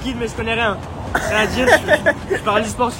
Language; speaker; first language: French; native; French